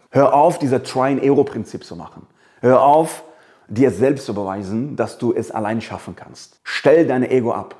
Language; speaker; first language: German; early bilingual, other home language; Persian